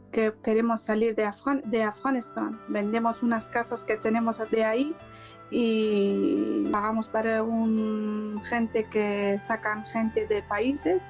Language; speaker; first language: Spanish; non-native, learner; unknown